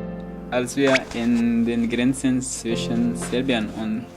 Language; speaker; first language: German; non-native, fluent; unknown